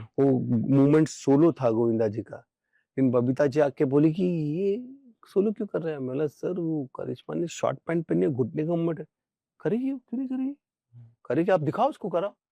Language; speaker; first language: Hindi; non-native, local second language; Tamil